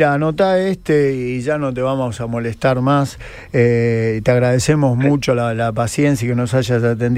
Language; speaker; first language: Spanish; native; Spanish